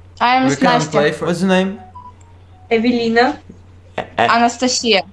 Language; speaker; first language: English; non-native, learner; Russian